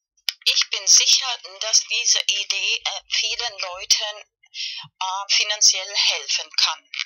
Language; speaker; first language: German; non-native, learner; Spanish